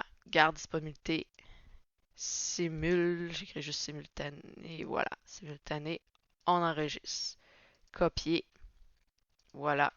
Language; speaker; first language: French; native; French